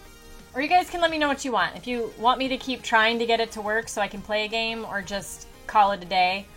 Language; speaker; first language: English; native; English